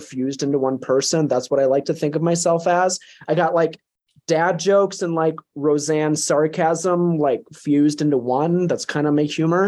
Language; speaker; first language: English; native; English